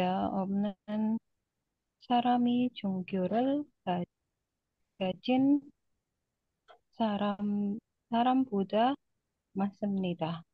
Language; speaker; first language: Korean; non-native, learner; Indonesian